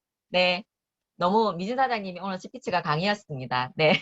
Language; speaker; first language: Korean; native; Korean